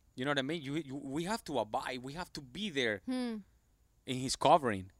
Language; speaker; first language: English; non-native, fluent; Spanish